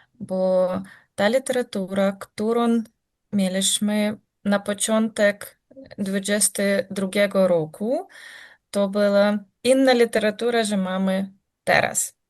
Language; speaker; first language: Polish; non-native, learner; Ukrainian